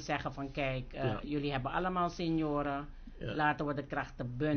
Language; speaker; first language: Dutch; native; Dutch